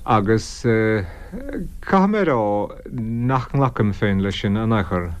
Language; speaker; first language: Irish; non-native, local second language; English